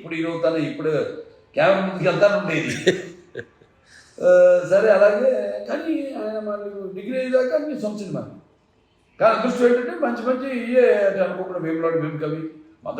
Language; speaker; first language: Telugu; native; Telugu